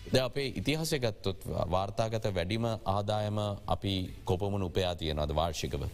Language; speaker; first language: Sinhala; native; Sinhala